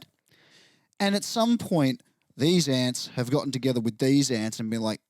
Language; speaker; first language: English; native; English